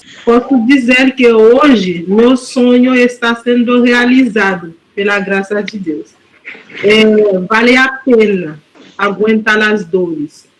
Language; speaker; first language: Portuguese; non-native, fluent; Haitian Creole